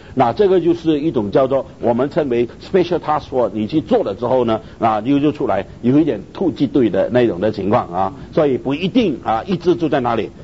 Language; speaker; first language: Chinese; native; Chinese